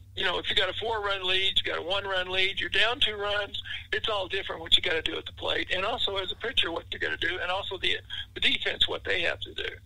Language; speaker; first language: English; native; English